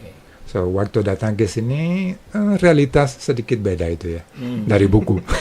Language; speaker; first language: Indonesian; non-native, fluent; Spanish